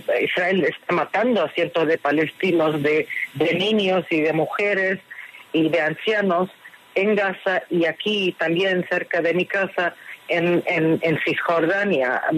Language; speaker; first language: Spanish; non-native, learner; Arabic